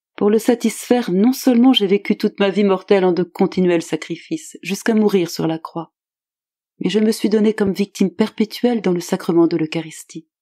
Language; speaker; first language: French; native; French